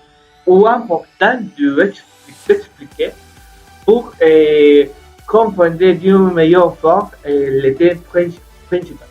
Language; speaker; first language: French; non-native, learner; Spanish